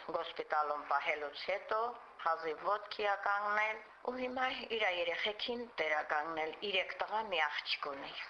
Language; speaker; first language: Armenian; native; Armenian